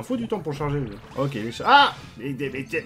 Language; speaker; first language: French; native; French